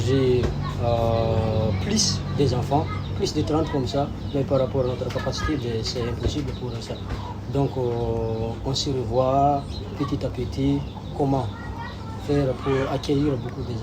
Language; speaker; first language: French; non-native, local second language; Malagasy